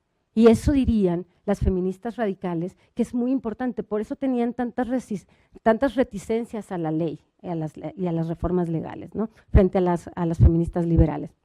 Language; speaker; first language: Spanish; native; Spanish